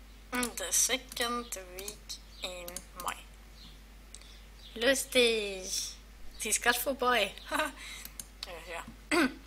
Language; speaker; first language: Swedish; non-native, learner; German